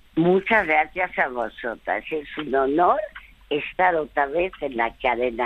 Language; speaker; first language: Spanish; early bilingual, other home language; French